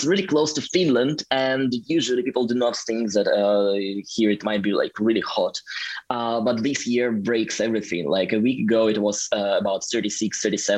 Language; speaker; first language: English; non-native, fluent; Russian